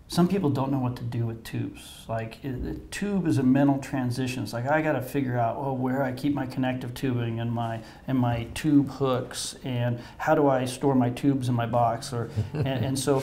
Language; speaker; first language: English; native; English